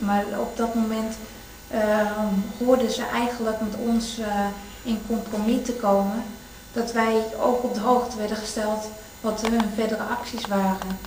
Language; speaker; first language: Dutch; native; Dutch